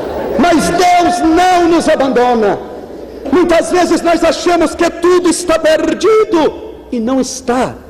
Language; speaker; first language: Portuguese; native; Portuguese